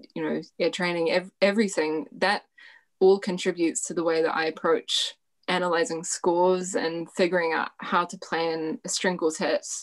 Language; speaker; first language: English; native; English